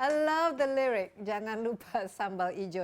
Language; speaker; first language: Indonesian; native; Indonesian